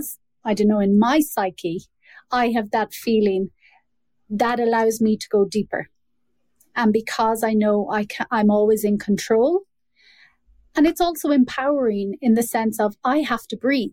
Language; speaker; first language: English; native; English